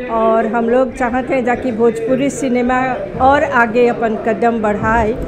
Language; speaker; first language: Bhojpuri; early bilingual, heritage; Bhojpuri